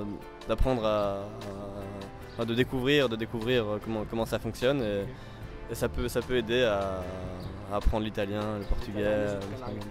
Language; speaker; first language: French; native; French